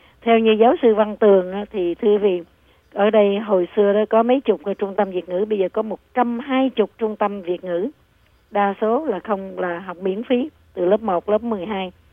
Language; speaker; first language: Vietnamese; native; Vietnamese